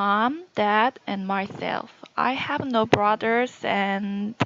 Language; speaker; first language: English; non-native, learner; Korean